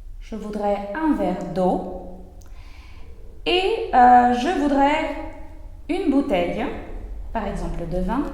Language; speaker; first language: French; non-native, fluent; Ukrainian